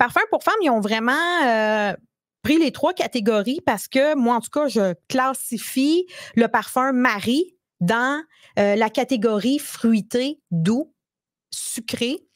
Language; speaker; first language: French; native; French